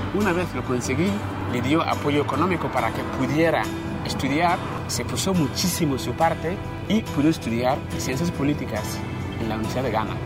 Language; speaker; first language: Spanish; non-native, fluent; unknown